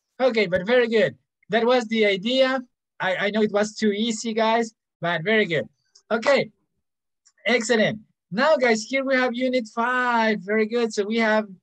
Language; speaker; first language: English; non-native, fluent; Spanish